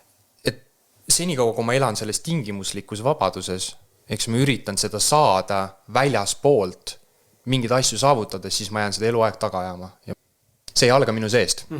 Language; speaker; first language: Estonian; native; Estonian